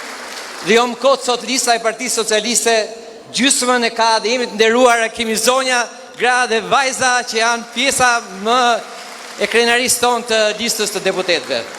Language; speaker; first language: Albanian; native; Albanian